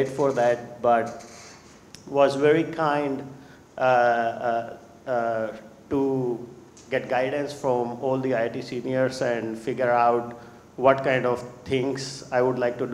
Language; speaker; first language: English; non-native, local second language; Hindi